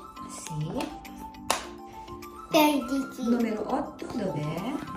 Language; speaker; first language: Italian; non-native, learner; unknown